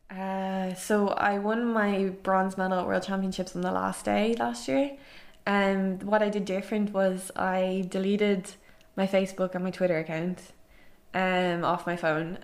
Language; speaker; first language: English; native; English